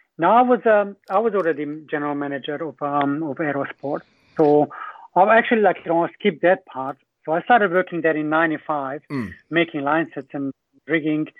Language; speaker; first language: English; non-native, fluent; Hungarian